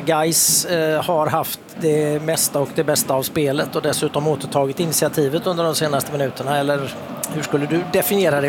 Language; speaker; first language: Swedish; native; Swedish